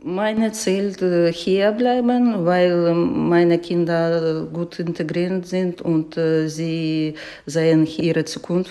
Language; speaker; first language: German; non-native, learner; Ukrainian